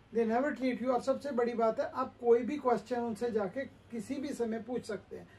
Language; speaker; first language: Hindi; native; Hindi